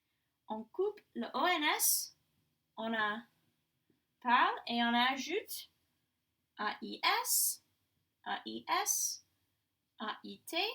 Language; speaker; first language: French; non-native, fluent; English